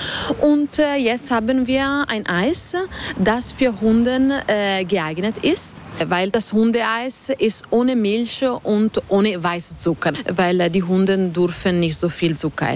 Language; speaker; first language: German; non-native, fluent; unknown